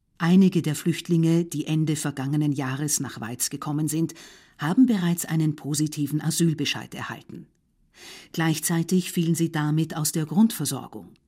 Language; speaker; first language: German; native; German